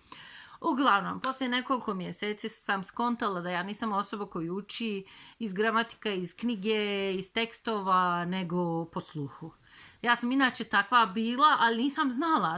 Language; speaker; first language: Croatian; non-native, fluent; Turkish